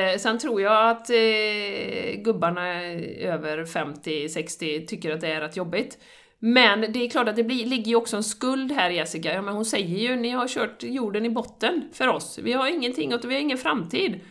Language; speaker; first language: Swedish; native; Swedish